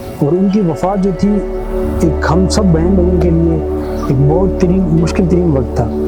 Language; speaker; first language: Urdu; non-native, local second language; Pahari-Potwari